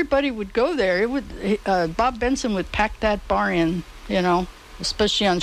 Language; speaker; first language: English; native; English